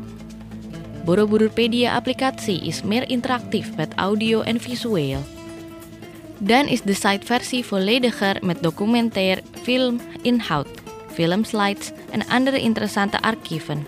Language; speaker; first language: Dutch; non-native, learner; Indonesian